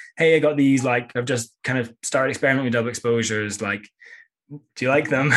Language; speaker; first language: English; native; English